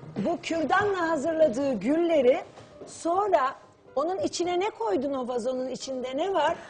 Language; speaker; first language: Turkish; native; Turkish